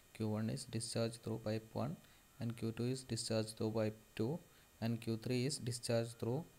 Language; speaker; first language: English; non-native, local second language; Malayalam